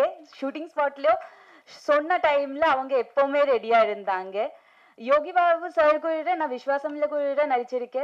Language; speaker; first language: Tamil; non-native, fluent; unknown